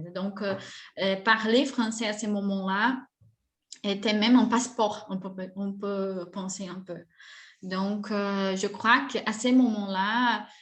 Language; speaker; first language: French; non-native, fluent; Portuguese